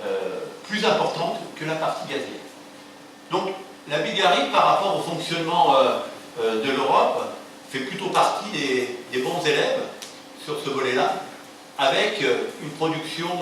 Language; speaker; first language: French; native; French